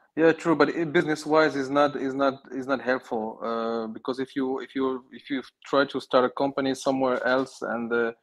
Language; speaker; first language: English; non-native, fluent; Arabic